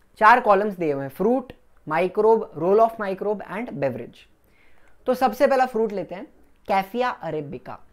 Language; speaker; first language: Hindi; non-native, local second language; Gujarati